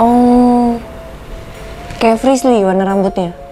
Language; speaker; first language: Indonesian; native; Indonesian